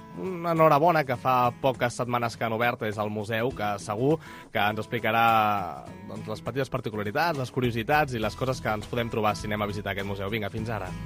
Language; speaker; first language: Catalan; native; Catalan